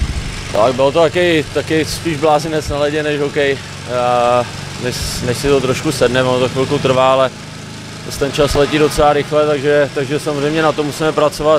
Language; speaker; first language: Czech; native; Czech